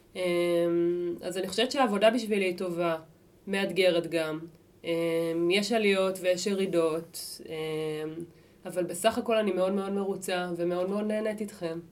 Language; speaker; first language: Hebrew; native; Hebrew